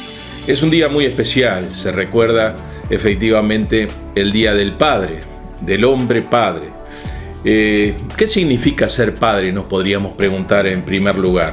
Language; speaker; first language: Spanish; native; Spanish